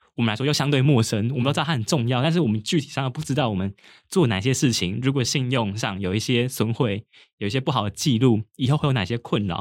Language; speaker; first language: Chinese; native; Chinese